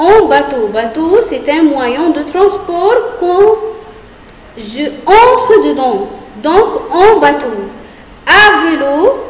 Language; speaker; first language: French; non-native, fluent; Arabic